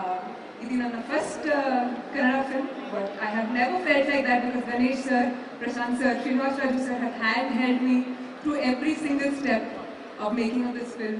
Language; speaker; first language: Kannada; non-native, learner; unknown